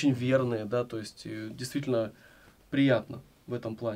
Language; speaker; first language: Russian; native; Russian